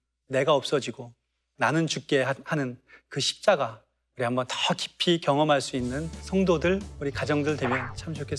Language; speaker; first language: Korean; native; Korean